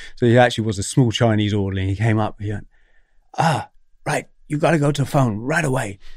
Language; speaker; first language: English; native; English